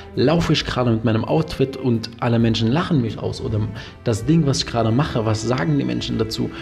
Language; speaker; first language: German; non-native, fluent; Arabic